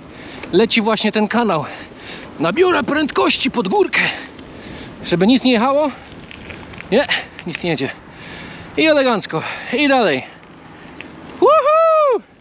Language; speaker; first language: Polish; native; Polish